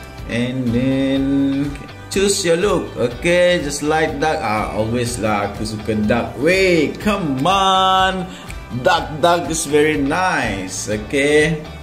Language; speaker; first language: English; non-native, local second language; Malay